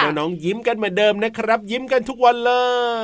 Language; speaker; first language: Thai; native; Thai